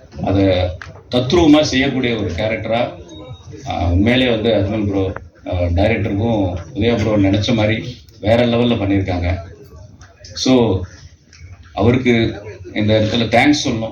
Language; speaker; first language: Tamil; native; Tamil